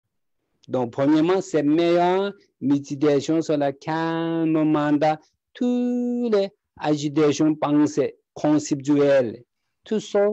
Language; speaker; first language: French; non-native, learner; Tibetan